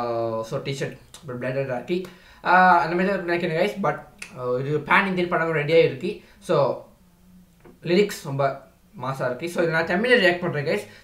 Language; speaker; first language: Tamil; early bilingual, heritage; Tamil